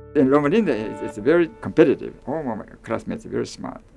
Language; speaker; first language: English; non-native, fluent; Japanese